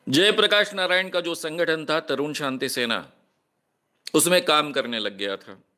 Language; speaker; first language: Hindi; non-native, local second language; Marathi